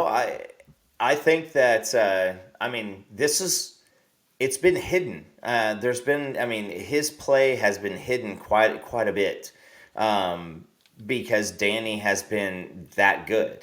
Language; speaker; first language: English; native; English